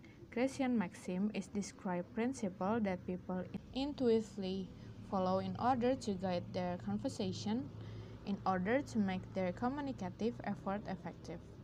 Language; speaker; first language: English; non-native, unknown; Indonesian